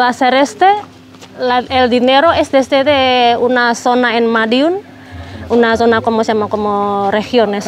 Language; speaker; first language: Spanish; non-native, learner; Javanese